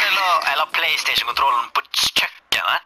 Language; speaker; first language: Norwegian; native; Norwegian